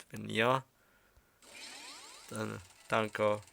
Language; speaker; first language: German; early bilingual, other home language; Arabic